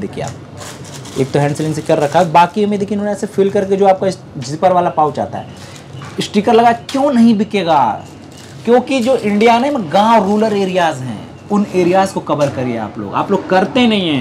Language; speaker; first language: Hindi; native; Hindi